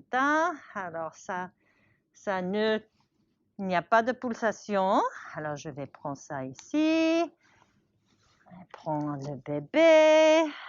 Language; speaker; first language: French; non-native, learner; English